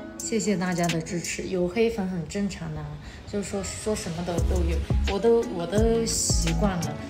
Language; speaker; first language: Chinese; non-native, local second language; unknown